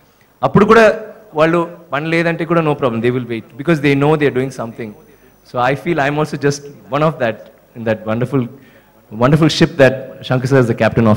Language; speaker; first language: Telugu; non-native, fluent; Tamil